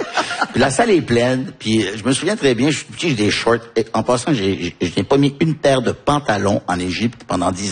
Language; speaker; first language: French; native; French